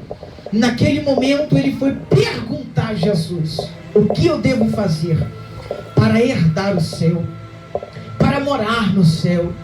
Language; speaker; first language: Portuguese; native; Portuguese